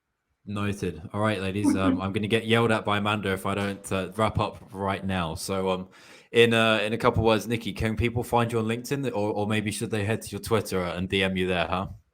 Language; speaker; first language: English; native; English